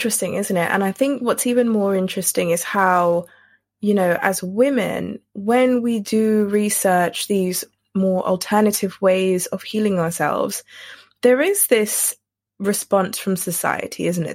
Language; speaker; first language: English; native; English